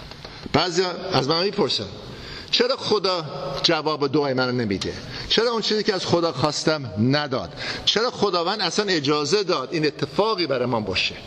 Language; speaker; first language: Persian; non-native, fluent; English